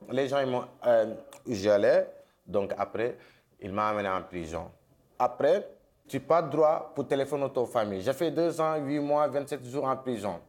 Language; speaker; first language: French; non-native, local second language; Wolof